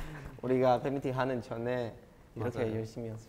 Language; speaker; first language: Korean; non-native, learner; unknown